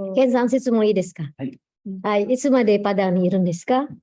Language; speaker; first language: Japanese; non-native, fluent; Indonesian